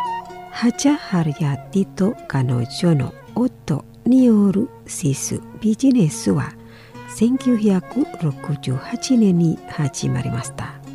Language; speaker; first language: Japanese; non-native, learner; Indonesian